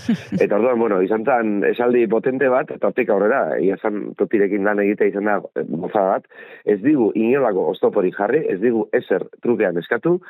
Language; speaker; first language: Basque; native; Basque